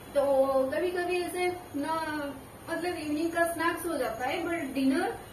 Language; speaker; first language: Hindi; non-native, local second language; Odia